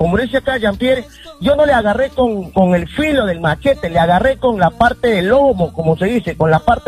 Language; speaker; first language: Spanish; native; Spanish